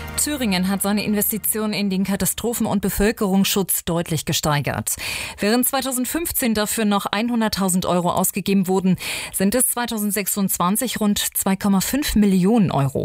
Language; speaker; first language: German; native; German